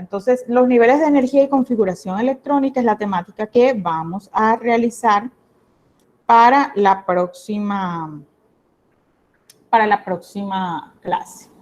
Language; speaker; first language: Spanish; native; Spanish